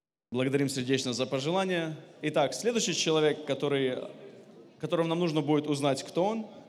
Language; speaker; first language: Russian; native; Russian